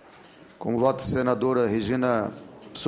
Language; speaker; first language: Portuguese; native; Portuguese